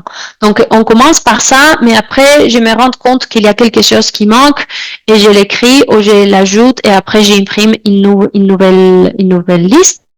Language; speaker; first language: French; non-native, fluent; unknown